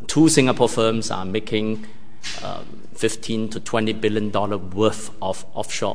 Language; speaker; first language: English; non-native, local second language; Cantonese